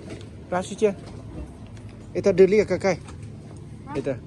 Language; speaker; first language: Russian; non-native, learner; Lao